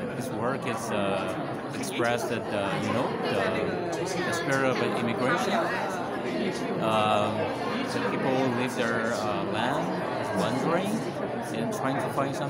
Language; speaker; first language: English; non-native, learner; Chinese